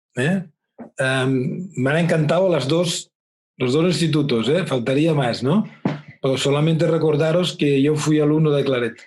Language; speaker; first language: Spanish; non-native, local second language; Catalan